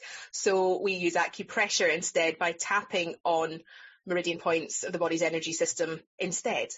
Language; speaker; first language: English; native; English